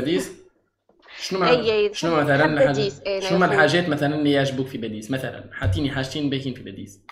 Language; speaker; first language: Arabic; native; Arabic